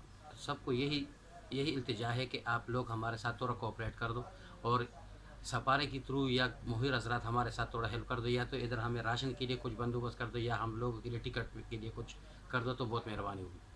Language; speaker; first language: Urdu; non-native, local second language; Pashto